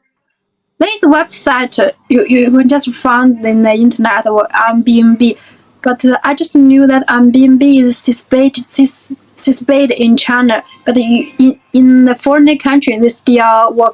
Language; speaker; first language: English; non-native, fluent; Chinese